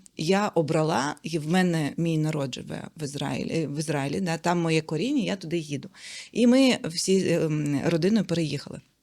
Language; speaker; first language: Ukrainian; non-native, local second language; Russian